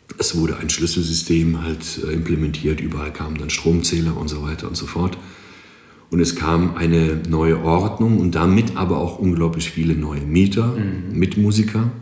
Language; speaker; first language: German; non-native, fluent; Greek